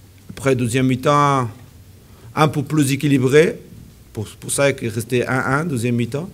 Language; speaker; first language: French; non-native, learner; Portuguese